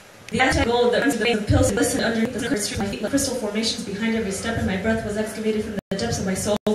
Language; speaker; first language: English; early bilingual, other home language; Spanish